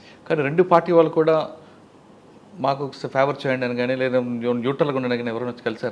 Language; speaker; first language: Telugu; native; Telugu